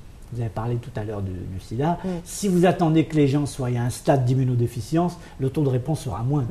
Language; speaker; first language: French; non-native, local second language; Arabic